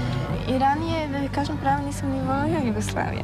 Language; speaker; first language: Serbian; early bilingual, heritage; Croatian